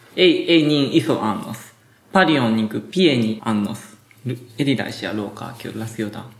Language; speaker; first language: Finnish; non-native, learner; Japanese